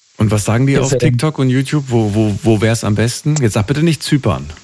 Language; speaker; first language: German; native; German